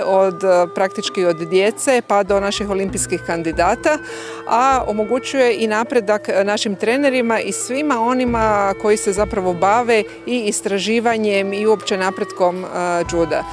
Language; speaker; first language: Croatian; native; Croatian